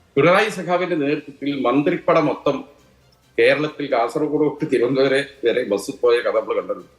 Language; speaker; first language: Malayalam; native; Malayalam